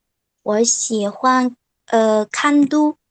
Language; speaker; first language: Chinese; non-native, learner; Indonesian